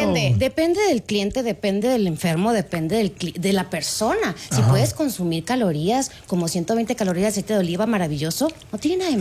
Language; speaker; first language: Spanish; native; Spanish